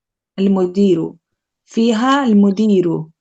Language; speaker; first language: Arabic; non-native, learner; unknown